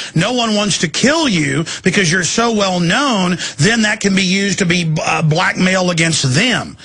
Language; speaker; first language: English; native; English